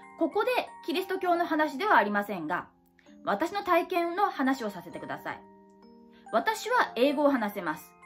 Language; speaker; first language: Japanese; native; Japanese